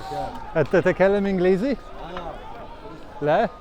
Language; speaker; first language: Arabic; non-native, learner; Latvian